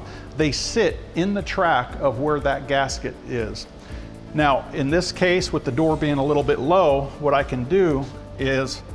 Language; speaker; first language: English; native; English